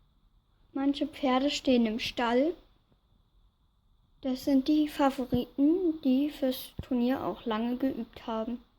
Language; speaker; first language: German; native; German